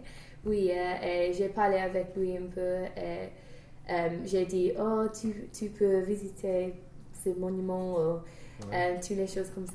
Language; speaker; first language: French; non-native, learner; English